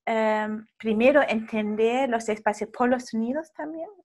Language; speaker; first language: Spanish; non-native, fluent; German